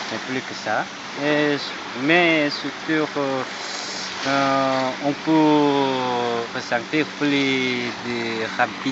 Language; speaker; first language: French; non-native, learner; Korean